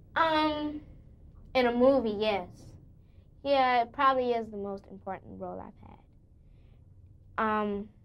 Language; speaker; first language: English; native; English